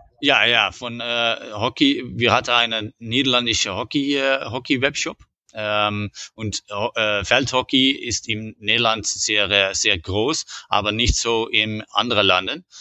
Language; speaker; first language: German; non-native, learner; Dutch